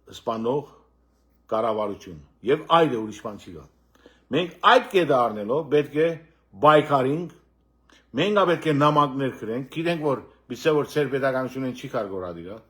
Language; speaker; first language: Armenian; early bilingual, heritage; Armenian